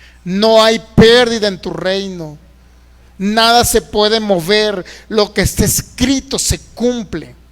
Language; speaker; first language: Spanish; native; Spanish